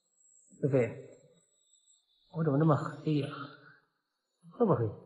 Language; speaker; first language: Chinese; native; Chinese